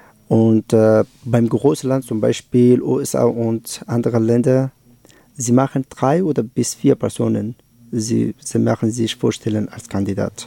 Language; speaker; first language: German; non-native, learner; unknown